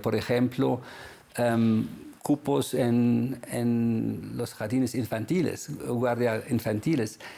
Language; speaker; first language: Spanish; non-native, fluent; German